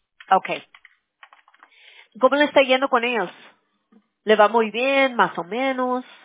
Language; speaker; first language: Spanish; early bilingual, other home language; English